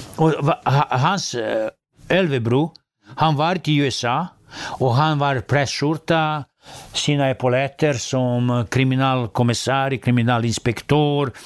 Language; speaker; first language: Swedish; non-native, fluent; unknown